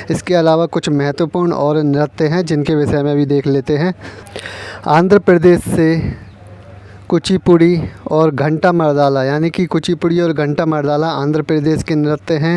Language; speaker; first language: Hindi; native; Hindi